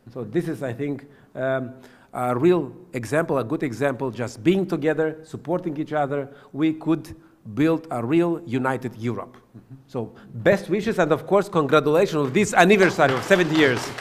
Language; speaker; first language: English; non-native, fluent; Romanian